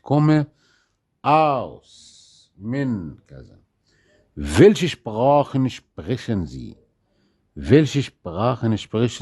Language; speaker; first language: German; non-native, fluent; Arabic